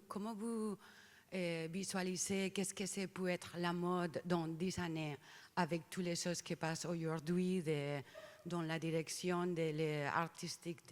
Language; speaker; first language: French; non-native, learner; Spanish